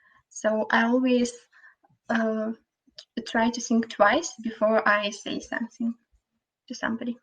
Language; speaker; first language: English; non-native, fluent; Russian